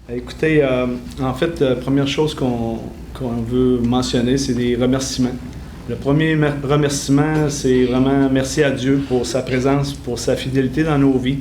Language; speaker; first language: French; native; French